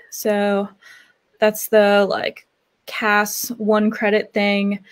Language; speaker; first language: English; native; English